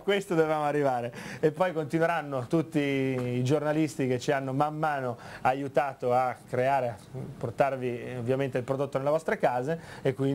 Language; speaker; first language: Italian; native; Italian